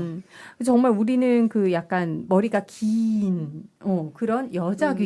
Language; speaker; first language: Korean; native; Korean